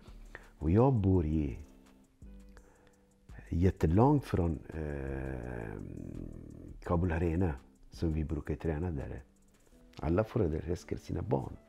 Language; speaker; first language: Swedish; non-native, learner; Persian